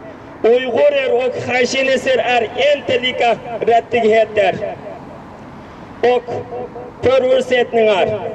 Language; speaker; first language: Swedish; non-native, learner; Uyghur